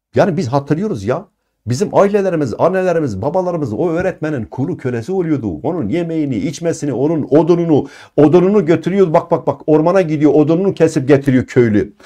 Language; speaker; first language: Turkish; non-native, local second language; Kurdish